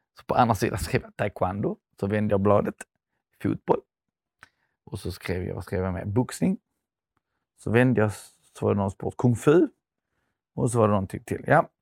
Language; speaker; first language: Swedish; early bilingual, other home language; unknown